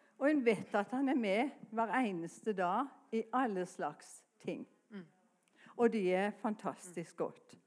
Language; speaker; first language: Norwegian; native; Norwegian